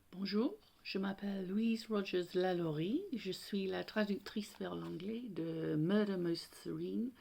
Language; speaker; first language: French; non-native, fluent; English